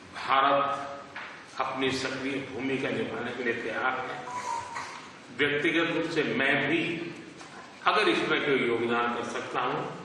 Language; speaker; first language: Hindi; non-native, local second language; Gujarati